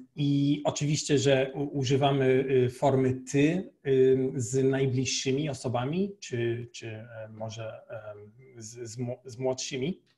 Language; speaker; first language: Polish; non-native, fluent; Portuguese